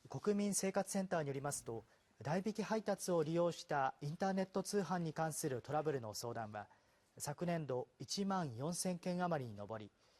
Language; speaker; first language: Japanese; native; Japanese